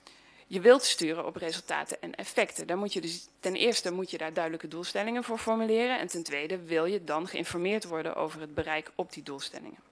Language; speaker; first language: Dutch; native; Dutch